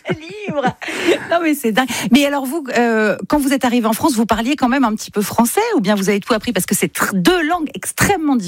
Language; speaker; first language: French; native; French